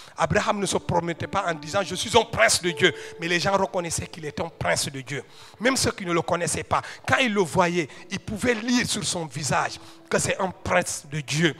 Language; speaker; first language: French; non-native, local second language; Wolof